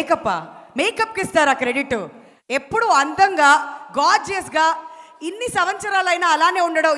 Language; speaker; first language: Telugu; native; Telugu